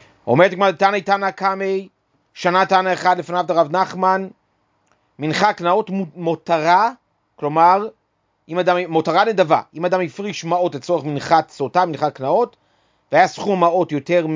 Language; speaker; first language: Hebrew; native; Hebrew